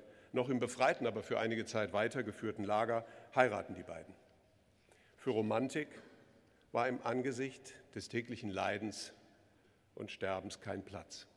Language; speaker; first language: German; native; German